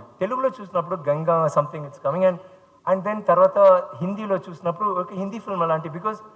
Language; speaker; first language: Telugu; non-native, fluent; Tamil